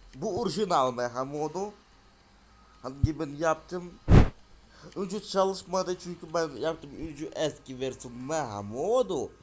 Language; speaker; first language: Turkish; non-native, learner; Russian